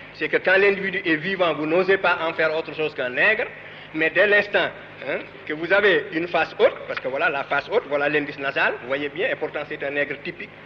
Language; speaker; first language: French; non-native, local second language; Wolof